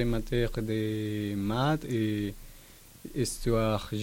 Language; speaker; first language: French; non-native, learner; Spanish